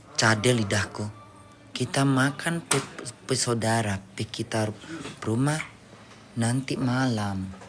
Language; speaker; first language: Indonesian; native; Indonesian